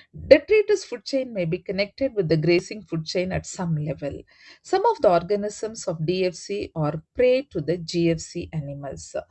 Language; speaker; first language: English; non-native, local second language; Tamil